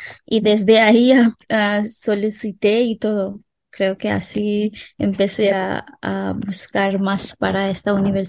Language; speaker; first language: Spanish; non-native, local second language; Hindi